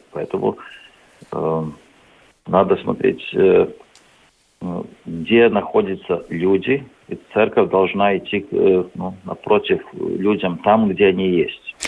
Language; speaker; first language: Russian; non-native, local second language; Latvian